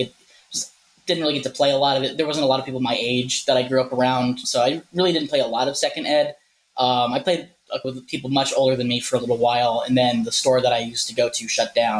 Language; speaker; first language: English; native; English